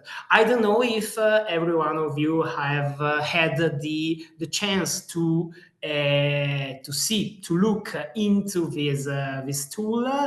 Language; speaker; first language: English; non-native, fluent; Italian